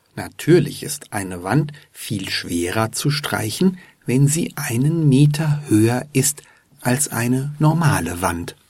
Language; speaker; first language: German; native; German